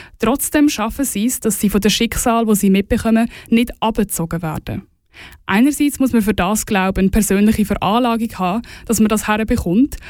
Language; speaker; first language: German; native; German